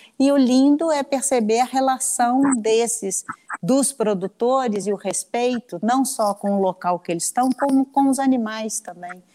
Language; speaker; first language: Portuguese; native; Portuguese